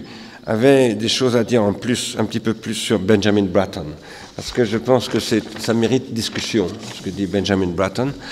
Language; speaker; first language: French; native; French